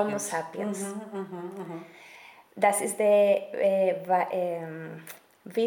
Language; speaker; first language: German; non-native, learner; Spanish